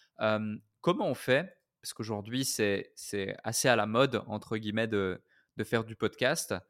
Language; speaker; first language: French; native; French